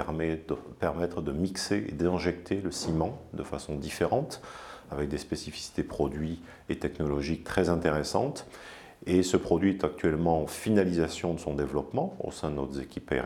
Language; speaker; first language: French; native; French